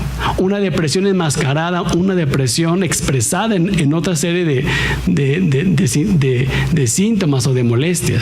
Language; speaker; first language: Spanish; native; Spanish